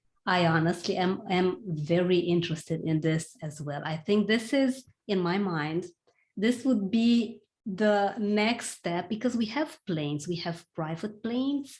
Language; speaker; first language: English; non-native, fluent; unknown